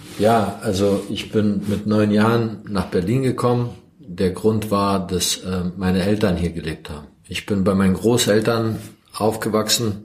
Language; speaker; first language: German; early bilingual, other home language; Croatian